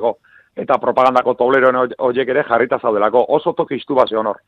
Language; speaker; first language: Basque; native; Basque